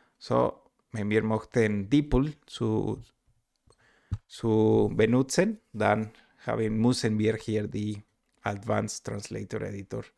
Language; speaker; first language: German; non-native, learner; Spanish